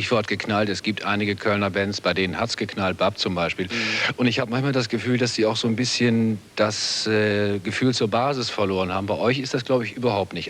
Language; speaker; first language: German; native; German